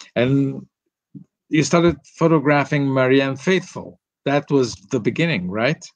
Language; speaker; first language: English; non-native, fluent; Italian